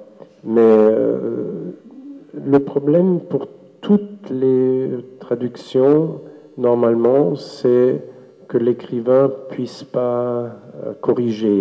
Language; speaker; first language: French; non-native, fluent; German